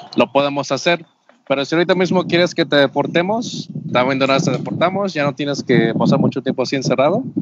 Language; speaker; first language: Spanish; native; Spanish